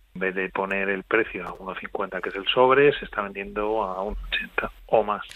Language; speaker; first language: Spanish; native; Spanish